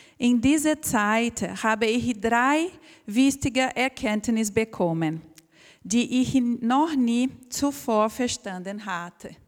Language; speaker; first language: German; non-native, fluent; Portuguese